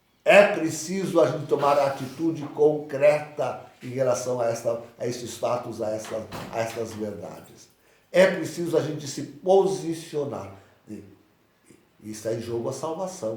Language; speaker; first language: Portuguese; native; Portuguese